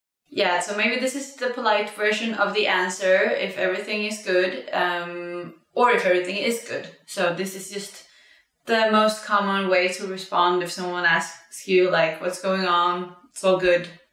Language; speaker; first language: English; non-native, fluent; Swedish